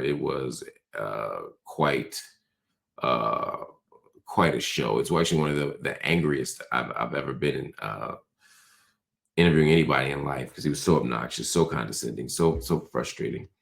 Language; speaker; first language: English; native; English